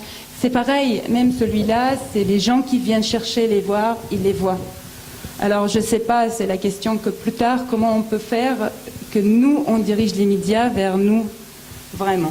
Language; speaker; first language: French; non-native, fluent; Arabic